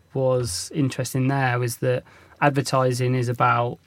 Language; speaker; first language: English; native; English